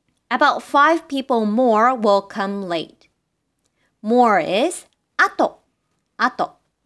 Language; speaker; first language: English; non-native, fluent; Japanese